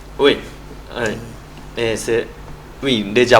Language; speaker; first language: French; non-native, learner; Japanese